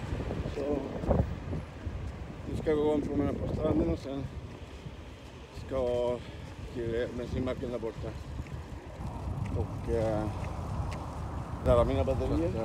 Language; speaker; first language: Swedish; non-native, learner; Spanish